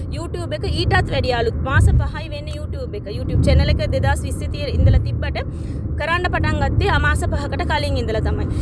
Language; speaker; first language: Sinhala; non-native, local second language; Tamil